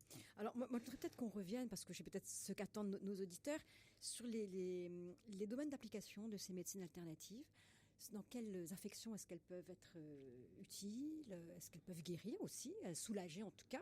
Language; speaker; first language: French; native; French